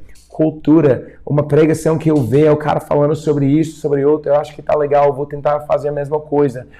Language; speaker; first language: Portuguese; non-native, fluent; English